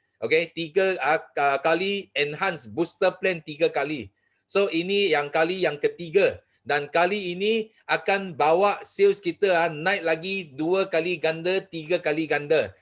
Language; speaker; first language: Malay; non-native, local second language; Chinese